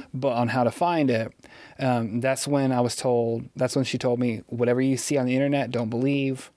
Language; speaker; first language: English; native; English